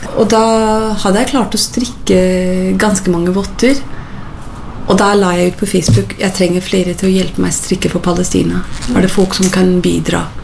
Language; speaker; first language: Norwegian; non-native, fluent; English